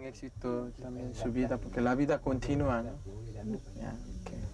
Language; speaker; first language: Spanish; non-native, learner; Korean